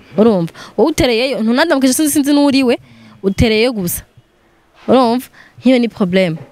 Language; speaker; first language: Rundi; non-native, local second language; Swahili